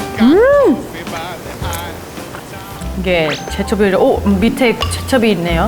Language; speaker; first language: Korean; non-native, fluent; English